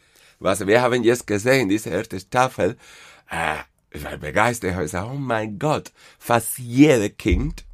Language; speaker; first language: German; non-native, fluent; Spanish